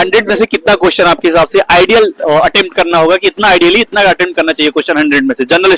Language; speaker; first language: Hindi; native; Hindi